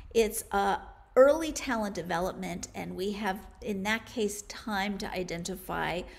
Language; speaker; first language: English; native; English